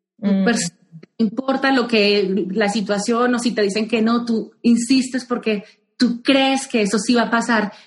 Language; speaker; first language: Spanish; native; Spanish